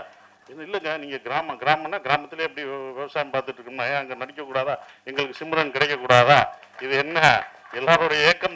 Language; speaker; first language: Tamil; native; Tamil